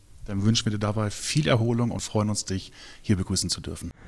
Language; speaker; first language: German; native; German